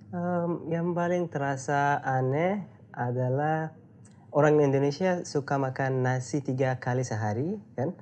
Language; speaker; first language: Indonesian; non-native, learner; Arabic